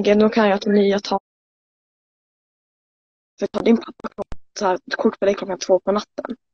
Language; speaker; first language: Swedish; native; Swedish